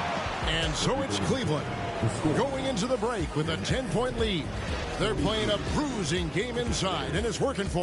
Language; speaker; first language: English; native; English